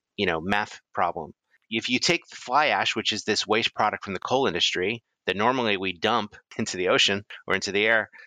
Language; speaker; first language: English; native; English